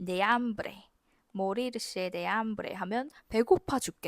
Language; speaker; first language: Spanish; non-native, fluent; Korean